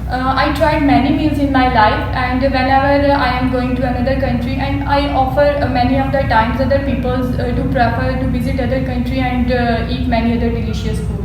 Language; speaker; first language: English; non-native, local second language; Urdu